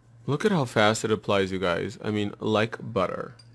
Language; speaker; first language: English; early bilingual, other home language; Spanish